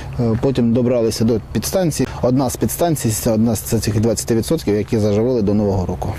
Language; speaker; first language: Ukrainian; native; Ukrainian